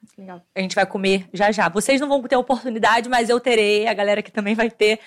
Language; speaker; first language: Portuguese; native; Portuguese